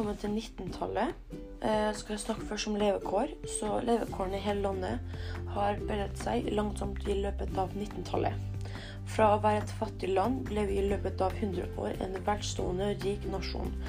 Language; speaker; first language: Norwegian; early bilingual, other home language; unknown